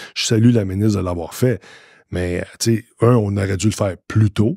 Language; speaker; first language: French; native; French